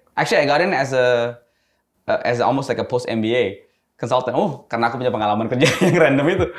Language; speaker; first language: Indonesian; native; Indonesian